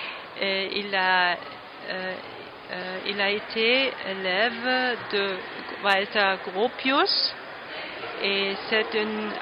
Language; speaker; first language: French; non-native, fluent; German